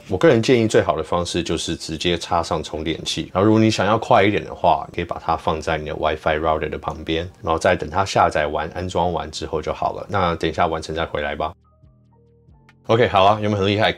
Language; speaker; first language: Chinese; native; Chinese